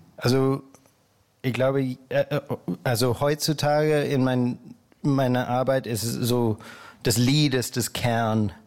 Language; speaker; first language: German; non-native, fluent; English